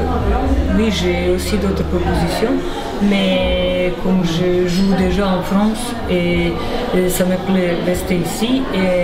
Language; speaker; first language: French; non-native, fluent; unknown